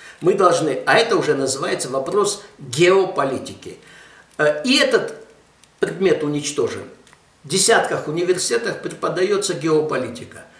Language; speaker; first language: Russian; non-native, local second language; Armenian